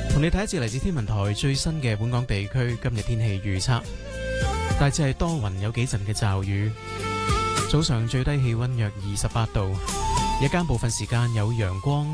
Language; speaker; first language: Chinese; non-native, local second language; Cantonese